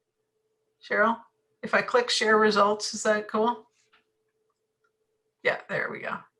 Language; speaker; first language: English; native; English